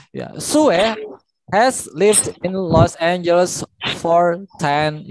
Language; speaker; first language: English; non-native, fluent; Indonesian